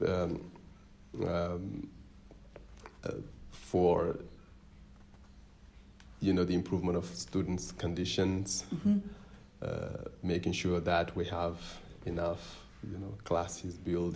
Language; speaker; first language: English; non-native, fluent; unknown